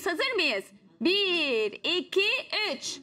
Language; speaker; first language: Turkish; native; Turkish